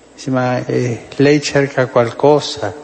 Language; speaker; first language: Italian; non-native, fluent; Spanish